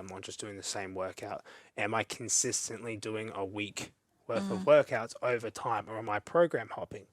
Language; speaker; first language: English; native; English